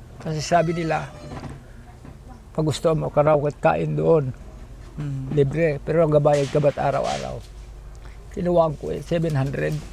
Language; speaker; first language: Filipino; non-native, local second language; Iloko